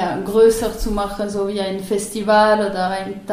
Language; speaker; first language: German; non-native, local second language; French